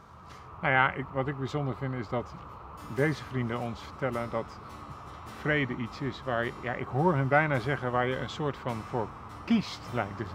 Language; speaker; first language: Dutch; native; Dutch